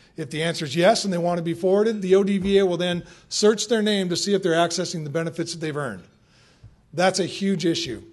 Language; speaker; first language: English; native; English